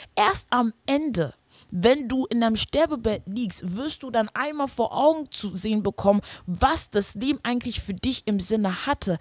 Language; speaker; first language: German; non-native, fluent; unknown